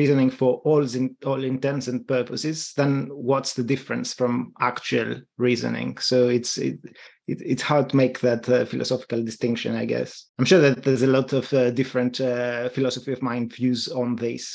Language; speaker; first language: English; non-native, fluent; Greek